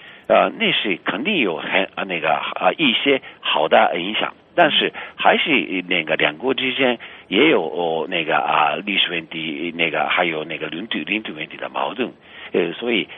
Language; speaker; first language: Chinese; non-native, fluent; Japanese